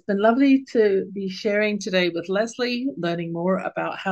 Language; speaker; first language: English; native; English